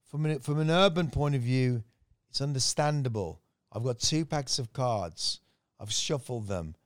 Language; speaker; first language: English; native; English